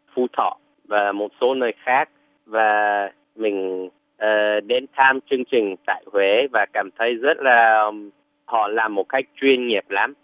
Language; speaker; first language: Vietnamese; non-native, fluent; English